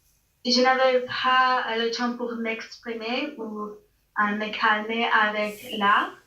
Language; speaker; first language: French; non-native, learner; English